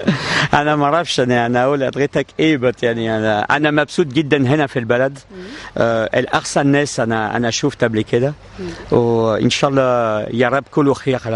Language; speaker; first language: Arabic; non-native, learner; French